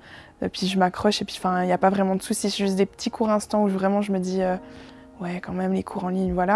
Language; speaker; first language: French; native; French